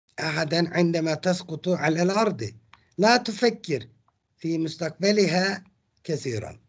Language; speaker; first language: Arabic; non-native, fluent; Turkish